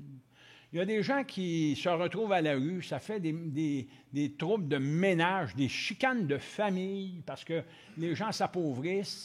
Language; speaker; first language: French; native; French